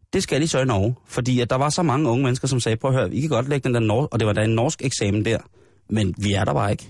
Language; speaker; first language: Danish; native; Danish